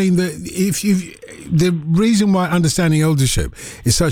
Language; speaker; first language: English; non-native, local second language; Yoruba